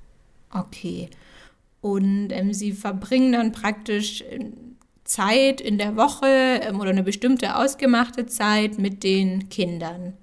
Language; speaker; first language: German; native; German